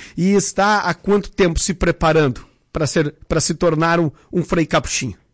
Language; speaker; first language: Portuguese; native; Portuguese